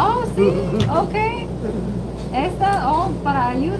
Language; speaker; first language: Spanish; non-native, learner; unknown